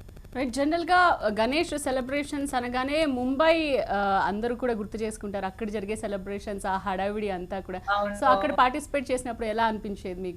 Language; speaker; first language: Telugu; native; Telugu